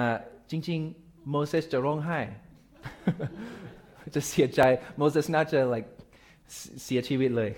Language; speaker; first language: Thai; non-native, fluent; English